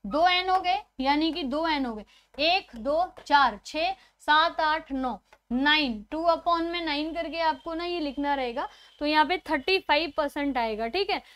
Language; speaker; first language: Hindi; native; Hindi